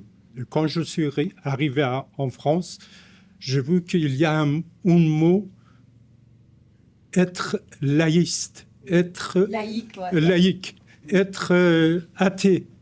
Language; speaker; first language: French; non-native, fluent; Persian